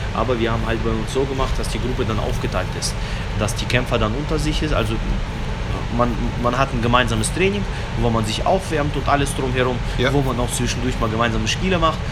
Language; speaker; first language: German; early bilingual, other home language; Russian